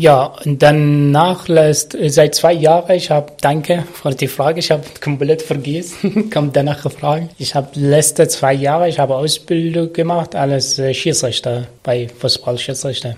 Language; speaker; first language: German; non-native, learner; Arabic